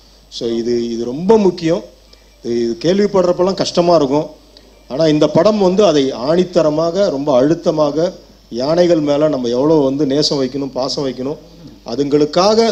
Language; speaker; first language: Tamil; native; Tamil